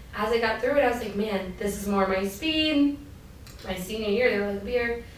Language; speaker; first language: English; native; English